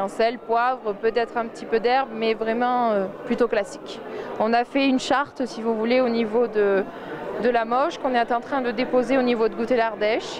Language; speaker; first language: French; native; French